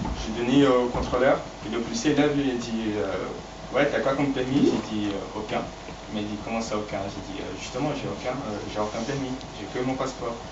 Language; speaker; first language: French; non-native, fluent; Portuguese